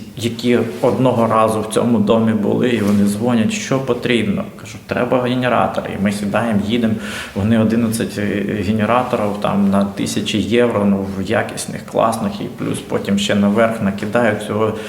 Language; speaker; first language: Ukrainian; native; Ukrainian